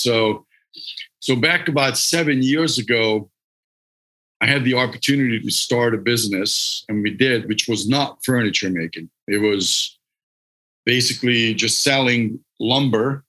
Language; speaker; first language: English; non-native, fluent; Hungarian